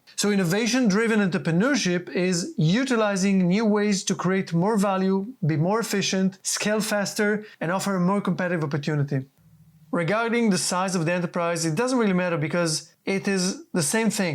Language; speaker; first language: English; non-native, fluent; Hebrew